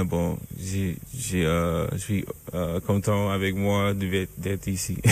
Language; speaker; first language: French; non-native, learner; English